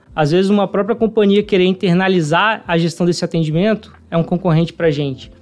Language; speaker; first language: Portuguese; native; Portuguese